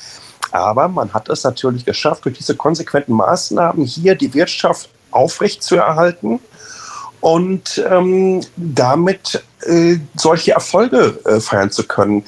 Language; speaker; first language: German; native; German